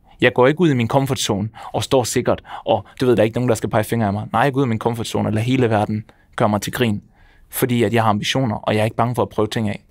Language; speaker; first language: Danish; native; Danish